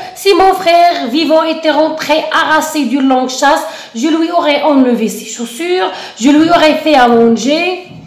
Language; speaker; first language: French; non-native, local second language; Arabic